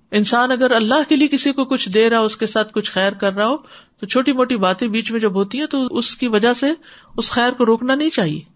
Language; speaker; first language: Urdu; native; Urdu